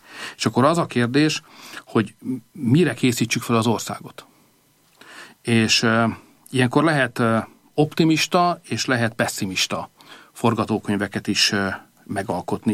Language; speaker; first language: Hungarian; native; Hungarian